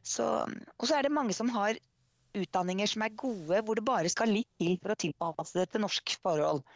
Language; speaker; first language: Norwegian; native; Norwegian